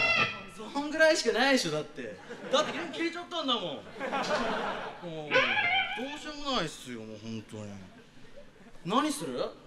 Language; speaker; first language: Japanese; native; Japanese